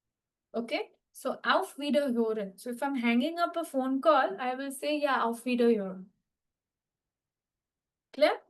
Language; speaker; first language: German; non-native, fluent; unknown